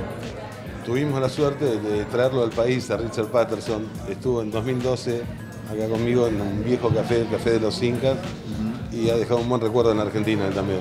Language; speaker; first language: Spanish; native; Spanish